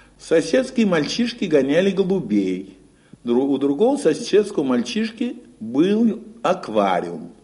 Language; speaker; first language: Russian; native; Russian